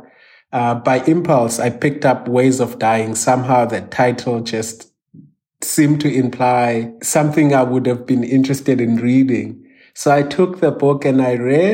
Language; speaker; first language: English; non-native, local second language; Xhosa